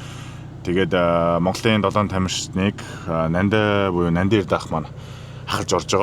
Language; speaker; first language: Mongolian; native; Mongolian